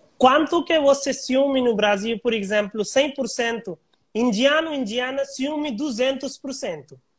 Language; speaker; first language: Portuguese; non-native, learner; Hindi